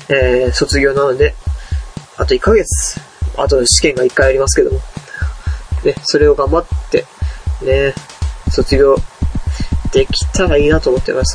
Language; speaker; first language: Japanese; native; Japanese